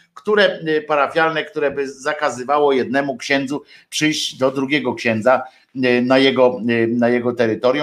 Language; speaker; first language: Polish; native; Polish